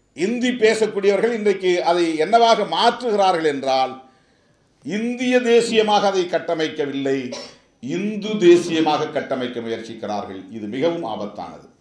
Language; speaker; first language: Tamil; native; Tamil